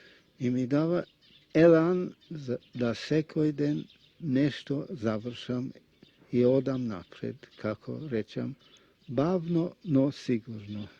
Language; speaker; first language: Macedonian; non-native, fluent; Russian